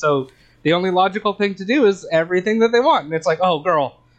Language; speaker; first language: English; native; English